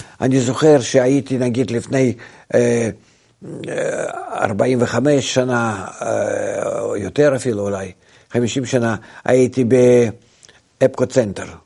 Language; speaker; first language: Hebrew; non-native, fluent; Russian